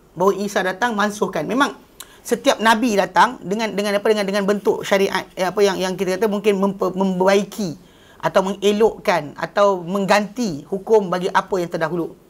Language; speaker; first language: Malay; native; Malay